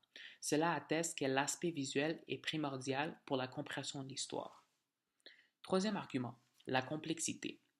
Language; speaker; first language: French; native; French